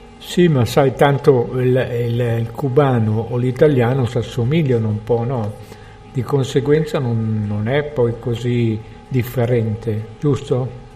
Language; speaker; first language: Italian; native; Italian